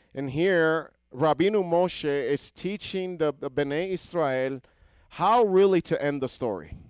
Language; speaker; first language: English; non-native, fluent; Hebrew